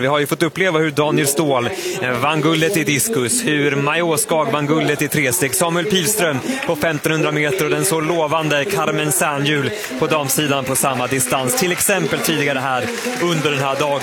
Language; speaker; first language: Swedish; native; Swedish